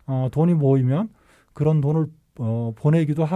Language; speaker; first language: Korean; native; Korean